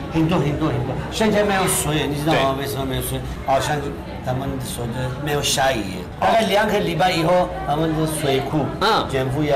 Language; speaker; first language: Chinese; non-native, learner; Persian